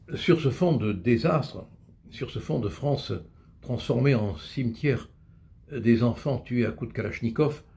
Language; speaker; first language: French; native; French